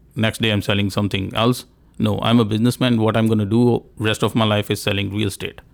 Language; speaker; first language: English; non-native, local second language; Punjabi